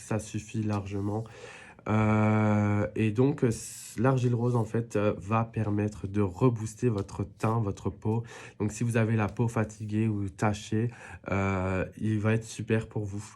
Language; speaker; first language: French; native; French